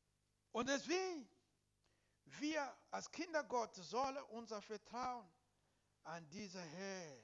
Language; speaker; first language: German; non-native, learner; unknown